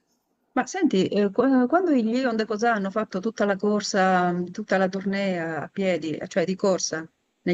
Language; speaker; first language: Italian; native; Italian